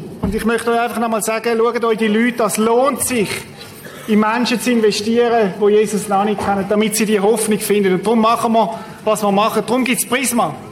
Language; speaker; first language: German; native; German